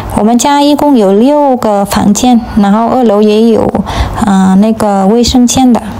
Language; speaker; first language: Chinese; non-native, fluent; Vietnamese